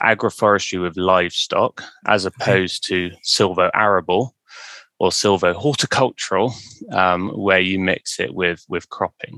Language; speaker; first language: English; native; English